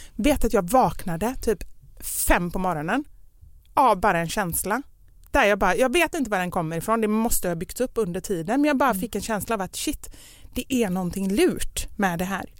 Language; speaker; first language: Swedish; native; Swedish